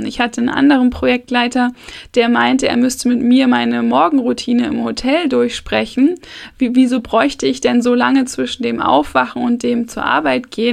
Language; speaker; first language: German; native; German